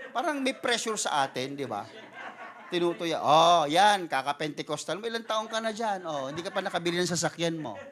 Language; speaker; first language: Filipino; non-native, local second language; Cebuano